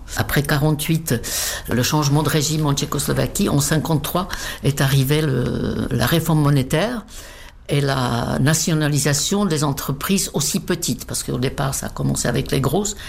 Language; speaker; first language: French; non-native, fluent; Czech